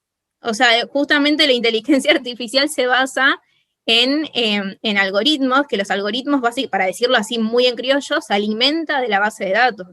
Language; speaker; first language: Spanish; native; Spanish